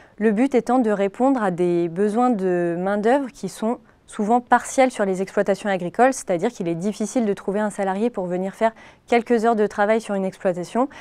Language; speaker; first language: French; native; French